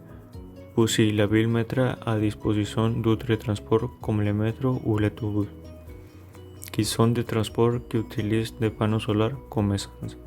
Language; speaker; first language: French; non-native, learner; Spanish